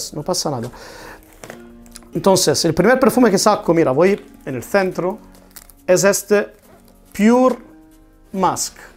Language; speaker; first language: Spanish; non-native, fluent; Italian